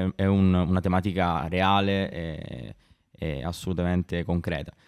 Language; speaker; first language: Italian; native; Italian